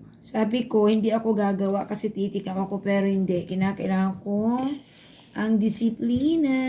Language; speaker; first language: Filipino; native; Filipino